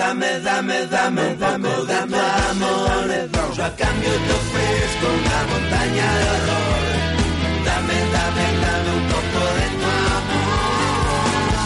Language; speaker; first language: Catalan; native; Catalan